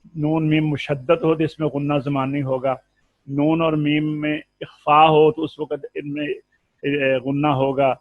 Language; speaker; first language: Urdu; non-native, local second language; Punjabi